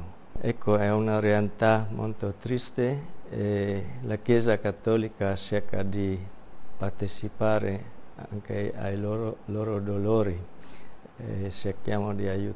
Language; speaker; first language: Italian; non-native, fluent; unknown